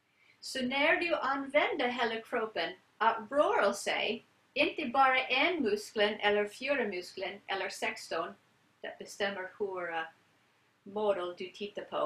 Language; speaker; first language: Swedish; non-native, learner; English